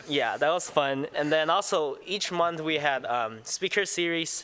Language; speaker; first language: English; non-native, local second language; Cantonese